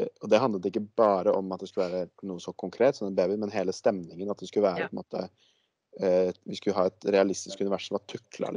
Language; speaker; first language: Norwegian; native; Norwegian